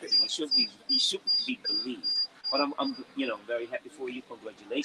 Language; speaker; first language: English; native; English